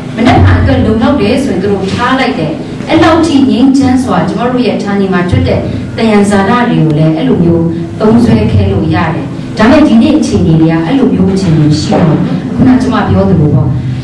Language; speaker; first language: Burmese; non-native, local second language; Kachin